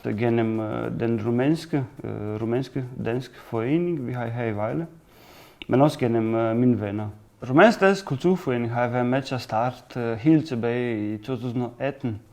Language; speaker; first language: Danish; non-native, fluent; Romanian